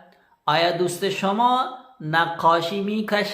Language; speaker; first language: Persian; non-native, fluent; Urdu